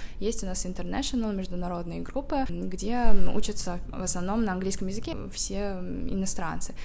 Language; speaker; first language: Russian; native; Russian